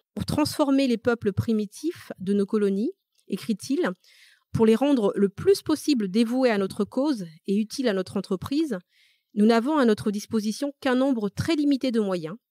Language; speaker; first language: French; early bilingual, other home language; Malagasy